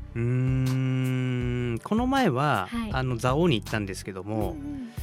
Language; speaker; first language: Japanese; native; Japanese